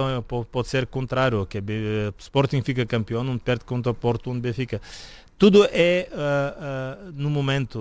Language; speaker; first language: Portuguese; non-native, fluent; Bulgarian